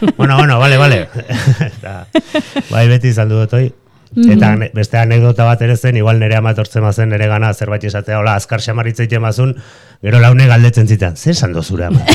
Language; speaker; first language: Basque; native; Basque